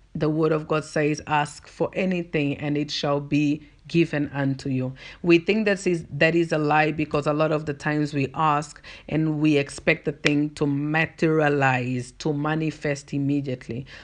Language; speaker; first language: English; non-native, fluent; Portuguese